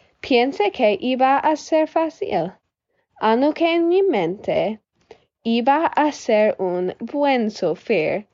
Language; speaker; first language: Spanish; non-native, learner; English